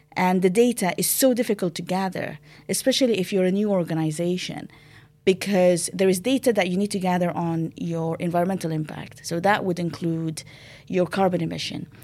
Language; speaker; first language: English; non-native, fluent; Arabic